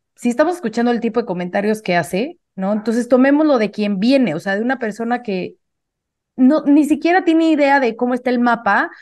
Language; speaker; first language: Spanish; native; Spanish